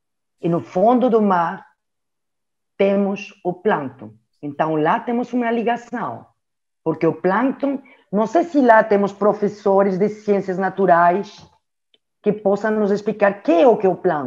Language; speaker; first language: Portuguese; non-native, learner; French